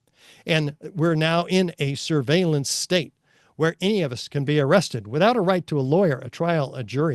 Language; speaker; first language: English; native; English